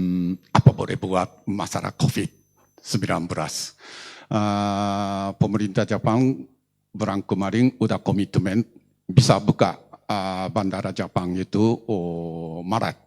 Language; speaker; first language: Indonesian; non-native, learner; Japanese